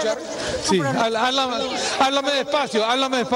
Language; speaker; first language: Spanish; native; Spanish